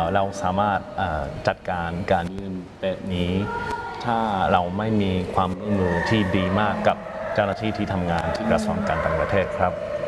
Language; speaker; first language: Thai; non-native, fluent; English